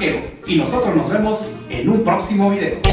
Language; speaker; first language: Spanish; native; Spanish